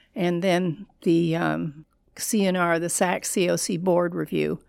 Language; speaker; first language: English; native; English